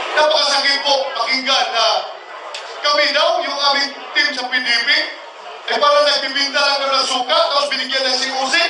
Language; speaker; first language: Filipino; non-native, local second language; Cebuano